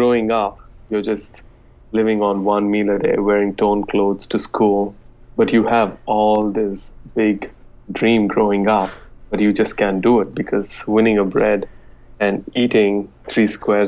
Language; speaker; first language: English; non-native, local second language; Telugu